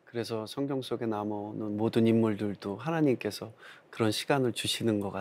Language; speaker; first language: Korean; native; Korean